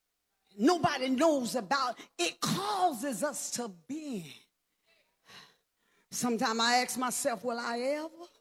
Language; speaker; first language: English; native; English